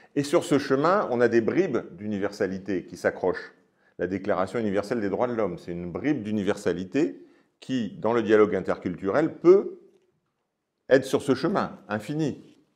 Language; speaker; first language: French; native; French